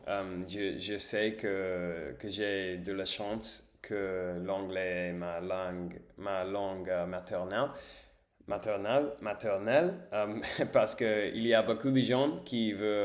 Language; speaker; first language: French; non-native, learner; English